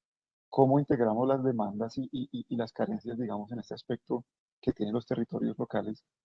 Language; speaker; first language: Spanish; native; Spanish